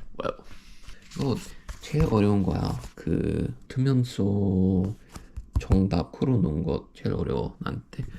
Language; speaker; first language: Korean; non-native, learner; English